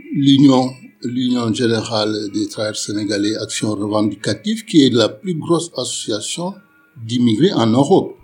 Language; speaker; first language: French; non-native, local second language; Wolof